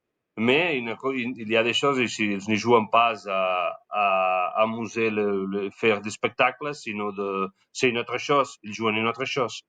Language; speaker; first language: French; non-native, learner; Spanish